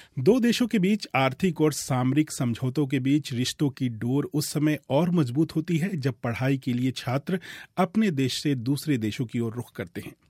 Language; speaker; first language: Hindi; native; Hindi